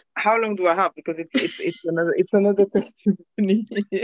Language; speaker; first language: English; non-native, fluent; French